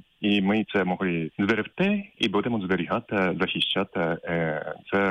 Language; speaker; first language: Ukrainian; non-native, fluent; Japanese